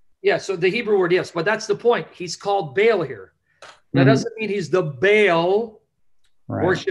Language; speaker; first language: English; native; English